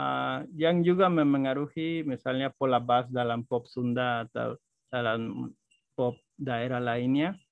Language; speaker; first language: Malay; non-native, fluent; Spanish